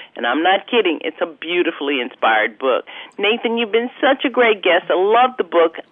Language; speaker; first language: English; native; English